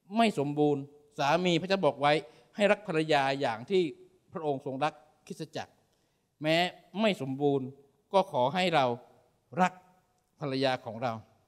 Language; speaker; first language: Thai; native; Thai